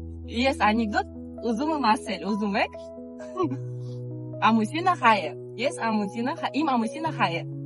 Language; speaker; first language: Armenian; non-native, learner; Russian